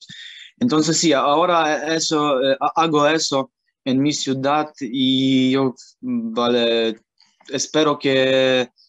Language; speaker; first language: Spanish; non-native, learner; Ukrainian